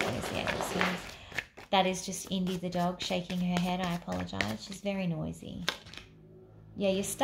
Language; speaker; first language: English; native; English